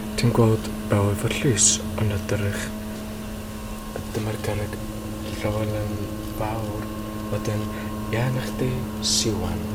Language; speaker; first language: Welsh; native; Welsh